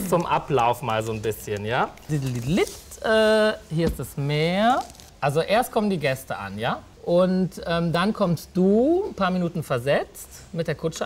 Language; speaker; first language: German; native; German